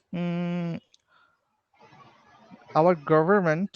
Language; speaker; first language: English; non-native, learner; Bangla